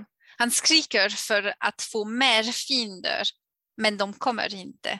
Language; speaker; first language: Swedish; non-native, fluent; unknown